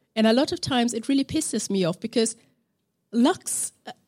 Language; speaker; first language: English; non-native, local second language; Acoli